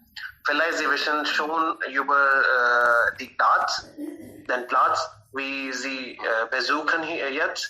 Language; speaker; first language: German; non-native, learner; Hindi